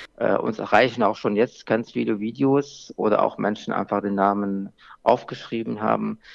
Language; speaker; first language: German; non-native, fluent; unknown